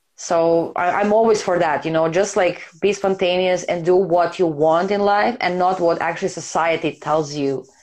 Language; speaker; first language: English; non-native, fluent; Serbian